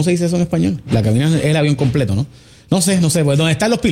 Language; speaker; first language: Spanish; native; Spanish